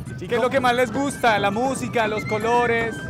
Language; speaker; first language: Spanish; native; Spanish